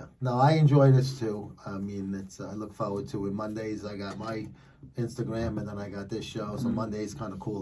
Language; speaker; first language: English; native; English